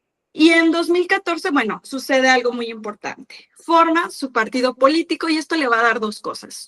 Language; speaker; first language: Spanish; native; Spanish